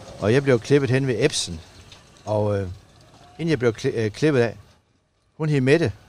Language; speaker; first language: Danish; native; Danish